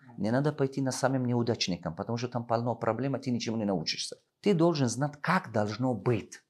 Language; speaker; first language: Russian; non-native, local second language; Tajik